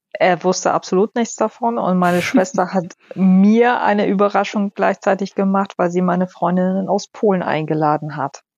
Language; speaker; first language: German; early bilingual, other home language; Polish